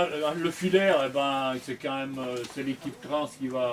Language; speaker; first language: French; native; French